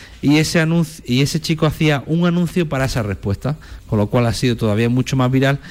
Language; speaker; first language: Spanish; native; Spanish